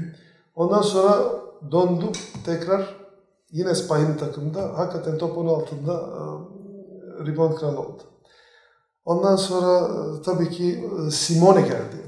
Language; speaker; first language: Turkish; non-native, fluent; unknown